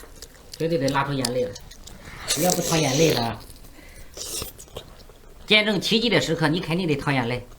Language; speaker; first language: Chinese; native; Chinese